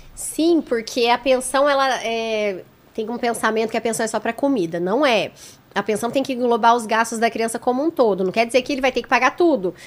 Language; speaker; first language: Portuguese; native; Portuguese